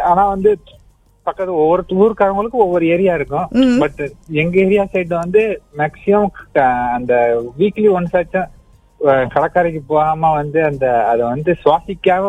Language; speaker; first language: Tamil; native; Tamil